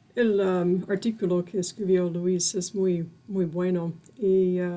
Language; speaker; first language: Spanish; non-native, fluent; English